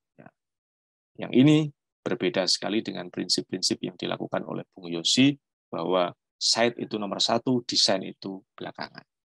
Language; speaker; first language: Indonesian; non-native, local second language; Javanese